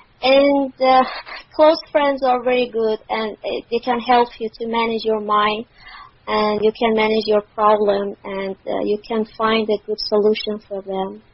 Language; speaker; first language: English; non-native, learner; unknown